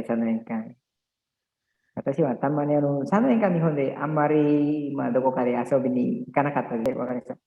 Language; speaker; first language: Japanese; non-native, learner; Indonesian